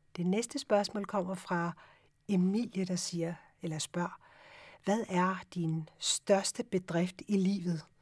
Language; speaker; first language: Danish; early bilingual, other home language; Urdu